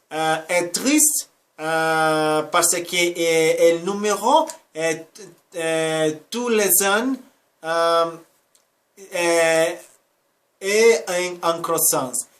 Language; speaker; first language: French; non-native, learner; Spanish